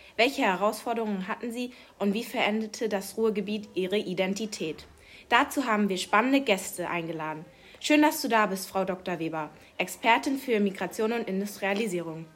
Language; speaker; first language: German; native; German